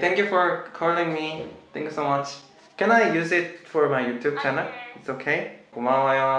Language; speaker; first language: English; non-native, learner; Korean